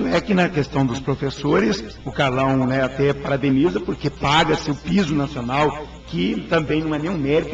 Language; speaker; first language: Portuguese; native; Portuguese